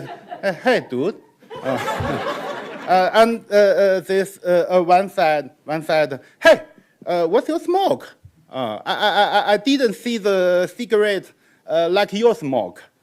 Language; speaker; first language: English; non-native, learner; Chinese